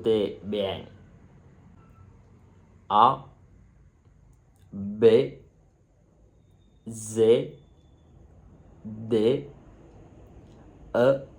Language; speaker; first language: French; non-native, fluent; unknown